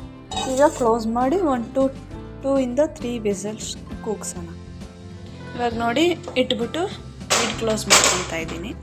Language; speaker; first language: Kannada; native; Kannada